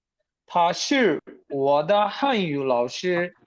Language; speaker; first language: Chinese; non-native, fluent; Urdu